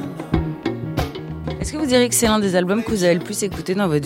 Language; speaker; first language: French; native; French